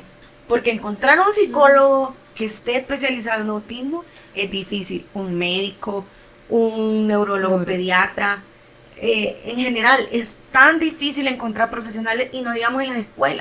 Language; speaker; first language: Spanish; native; Spanish